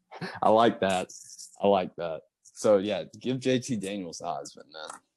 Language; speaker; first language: English; native; English